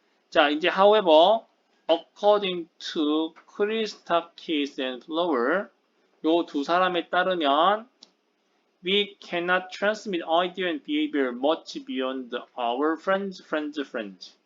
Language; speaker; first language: English; non-native, fluent; Korean